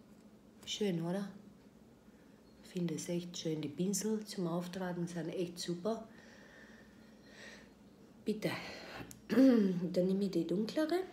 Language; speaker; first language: German; non-native, fluent; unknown